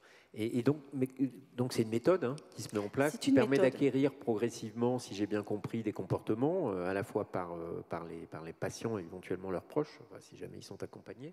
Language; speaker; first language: French; native; French